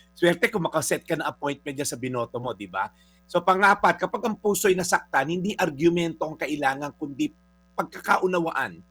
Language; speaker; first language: Filipino; native; Filipino